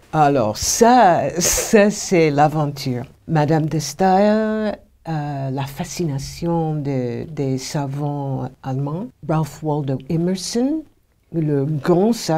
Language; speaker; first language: French; non-native, fluent; English